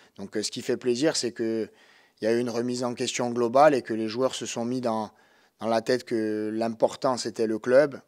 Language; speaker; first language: French; native; French